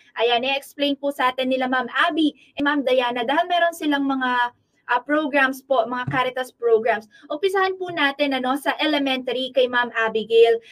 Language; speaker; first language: Filipino; non-native, local second language; Pampanga